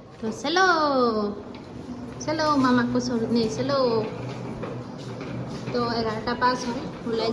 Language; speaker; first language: Hindi; non-native, local second language; Assamese